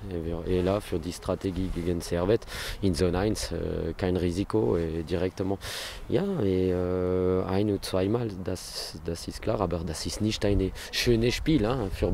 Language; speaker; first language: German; non-native, learner; French